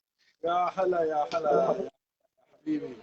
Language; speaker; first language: Arabic; non-native, learner; Pashto